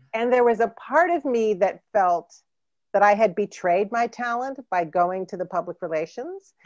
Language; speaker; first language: English; native; English